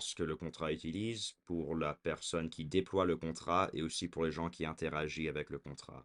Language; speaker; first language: French; early bilingual, heritage; French